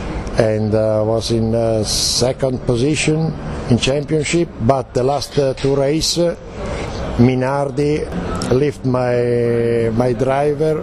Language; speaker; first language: English; non-native, learner; Italian